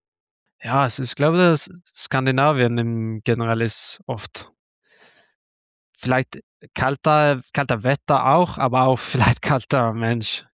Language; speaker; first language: German; non-native, learner; Norwegian